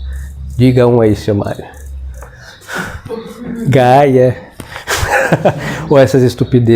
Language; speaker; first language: Portuguese; non-native, fluent; Spanish